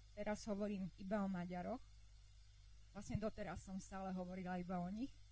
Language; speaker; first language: Slovak; non-native, local second language; Hungarian